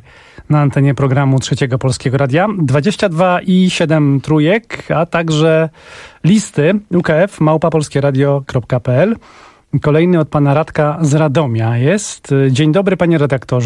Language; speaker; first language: Polish; native; Polish